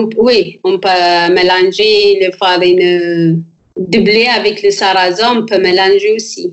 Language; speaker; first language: French; non-native, learner; Amharic